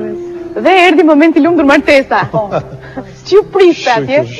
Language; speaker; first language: Albanian; native; Albanian